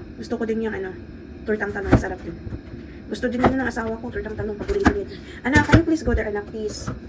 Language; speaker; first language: Filipino; non-native, local second language; Cebuano